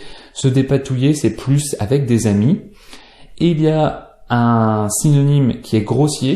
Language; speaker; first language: French; native; French